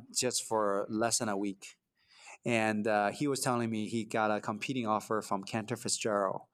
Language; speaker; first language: English; early bilingual, other home language; Chinese